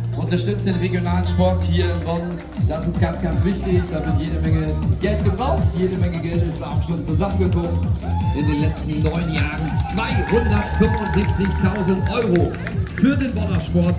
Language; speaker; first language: German; native; German